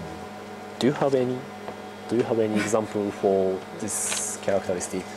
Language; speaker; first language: English; non-native, learner; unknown